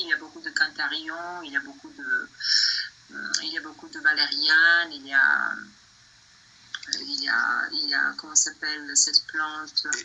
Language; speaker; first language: French; non-native, fluent; Bosnian